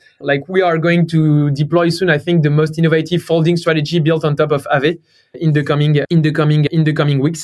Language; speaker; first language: English; non-native, fluent; French